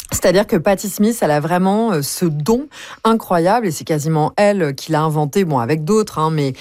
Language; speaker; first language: French; native; French